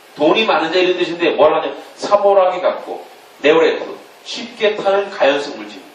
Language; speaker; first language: Korean; native; Korean